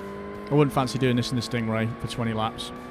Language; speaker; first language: English; native; English